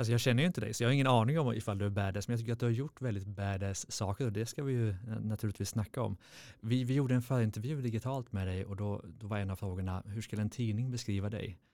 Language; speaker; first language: Swedish; native; Swedish